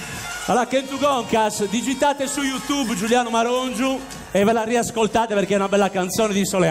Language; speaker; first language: Italian; native; Italian